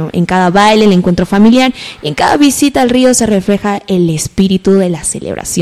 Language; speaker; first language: Spanish; native; Spanish